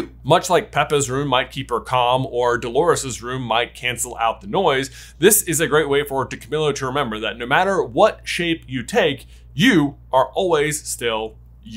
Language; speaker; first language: English; native; English